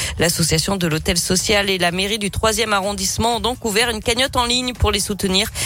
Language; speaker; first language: French; native; French